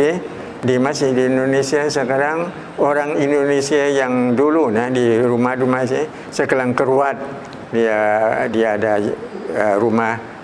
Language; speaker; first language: Indonesian; early bilingual, heritage; Thai